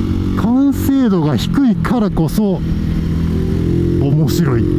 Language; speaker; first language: Japanese; native; Japanese